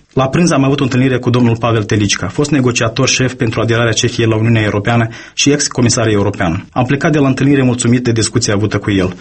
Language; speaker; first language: Romanian; native; Romanian